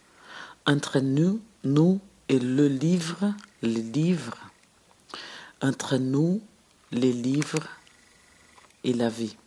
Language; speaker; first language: French; non-native, fluent; Portuguese